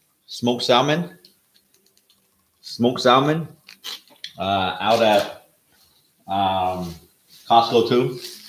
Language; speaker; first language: English; early bilingual, other home language; Vietnamese